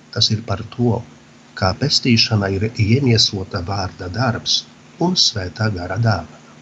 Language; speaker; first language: Latvian; non-native, fluent; Polish